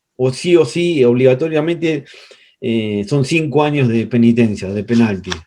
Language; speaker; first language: Spanish; native; Spanish